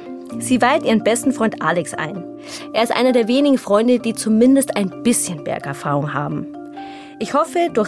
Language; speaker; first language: German; native; German